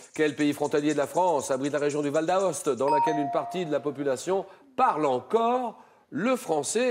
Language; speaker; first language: French; native; French